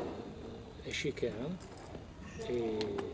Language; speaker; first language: French; non-native, fluent; Croatian